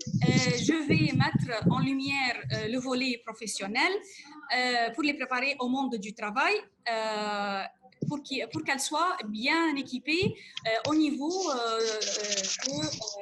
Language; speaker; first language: French; non-native, fluent; Arabic